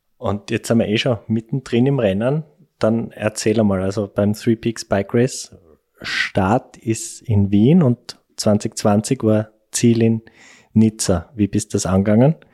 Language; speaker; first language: German; native; German